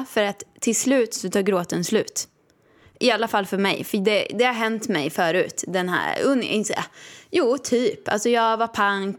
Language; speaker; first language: Swedish; native; Swedish